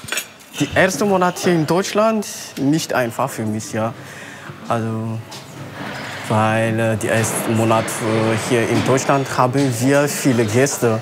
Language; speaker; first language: German; non-native, learner; Malagasy